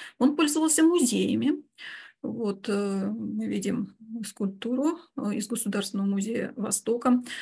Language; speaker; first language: Russian; native; Russian